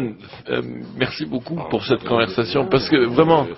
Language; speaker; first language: French; native; French